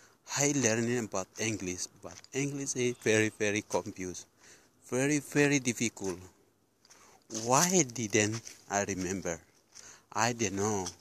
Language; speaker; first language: English; non-native, learner; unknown